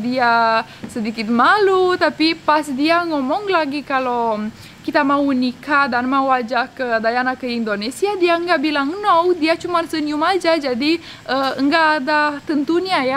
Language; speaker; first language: Indonesian; non-native, fluent; Romanian